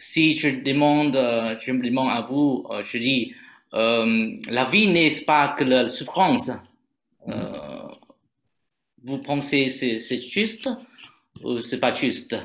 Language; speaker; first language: French; non-native, learner; Vietnamese